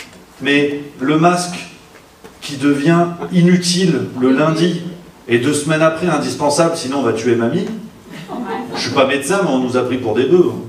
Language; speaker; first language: French; native; French